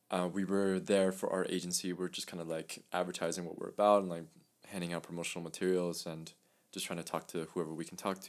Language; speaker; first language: English; early bilingual, other home language; Spanish